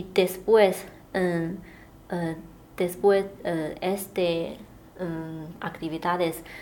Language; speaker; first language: Spanish; non-native, learner; Chinese